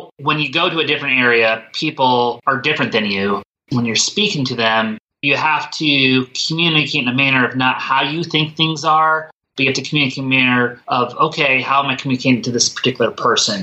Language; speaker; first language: English; native; English